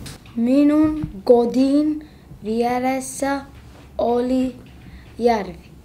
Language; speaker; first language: Finnish; non-native, learner; Arabic